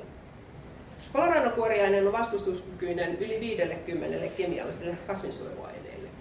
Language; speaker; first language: Finnish; native; Finnish